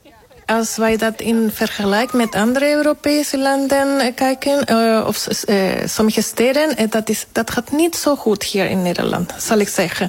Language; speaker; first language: Dutch; non-native, fluent; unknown